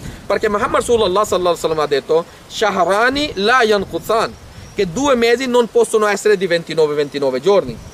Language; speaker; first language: Italian; non-native, fluent; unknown